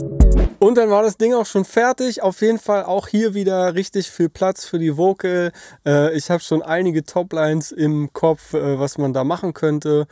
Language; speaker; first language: German; native; German